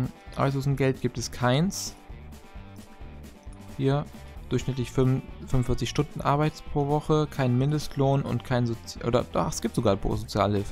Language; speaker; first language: German; native; German